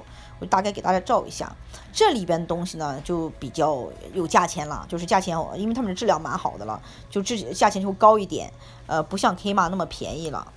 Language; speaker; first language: Chinese; native; Chinese